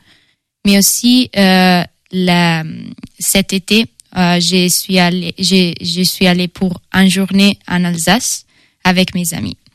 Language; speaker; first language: French; non-native, fluent; Italian